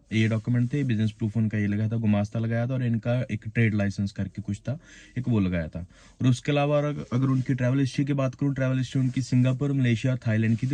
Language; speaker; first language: Hindi; native; Hindi